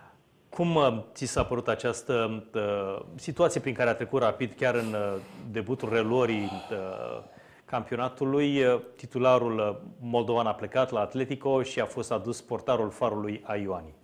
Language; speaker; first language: Romanian; native; Romanian